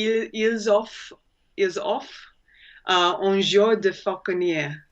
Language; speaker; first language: French; non-native, learner; English